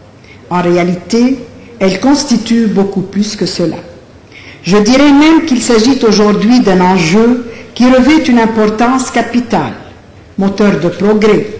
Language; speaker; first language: French; non-native, local second language; Arabic